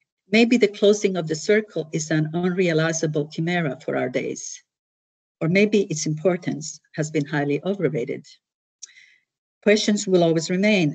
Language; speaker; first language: English; early bilingual, other home language; Italian